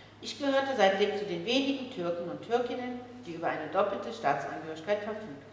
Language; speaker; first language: German; early bilingual, other home language; Turkish